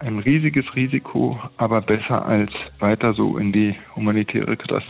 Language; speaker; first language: German; native; German